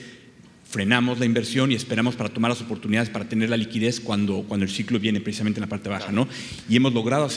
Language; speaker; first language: Spanish; native; Spanish